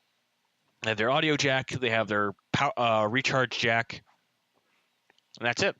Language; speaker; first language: English; native; English